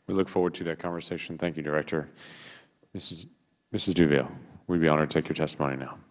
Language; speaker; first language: English; native; English